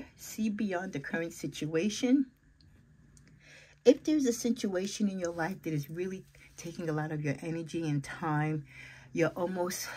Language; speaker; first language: English; native; English